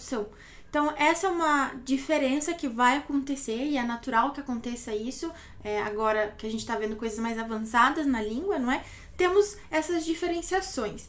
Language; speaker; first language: Portuguese; native; Portuguese